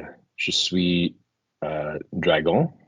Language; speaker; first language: French; non-native, learner; English